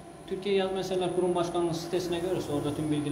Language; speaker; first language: Turkish; native; Turkish